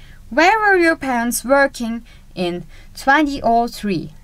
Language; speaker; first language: English; non-native, fluent; Turkish